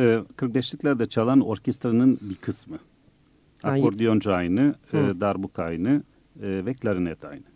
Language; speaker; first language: Turkish; early bilingual, other home language; Bosnian